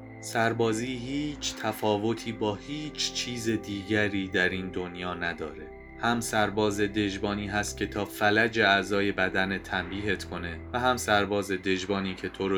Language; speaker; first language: Persian; native; Persian